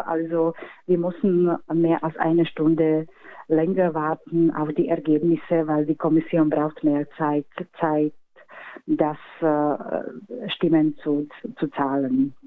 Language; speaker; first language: German; non-native, fluent; Slovak